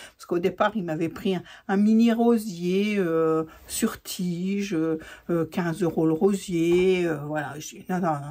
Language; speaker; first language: French; native; French